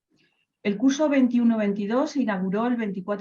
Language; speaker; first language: Spanish; native; Spanish